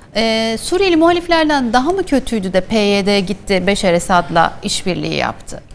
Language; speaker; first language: Turkish; native; Turkish